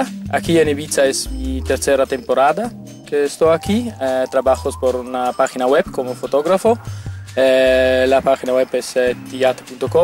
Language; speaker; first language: Spanish; non-native, fluent; Italian